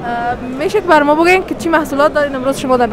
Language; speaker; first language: Persian; native; Persian